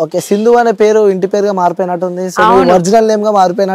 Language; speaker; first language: Telugu; native; Telugu